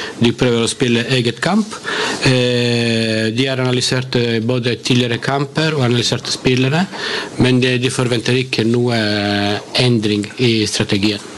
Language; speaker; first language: Norwegian; non-native, learner; Italian